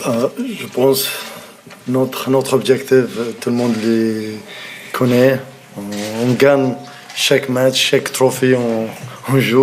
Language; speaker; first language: French; non-native, learner; Arabic